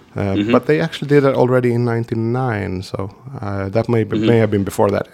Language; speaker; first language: English; non-native, fluent; Swedish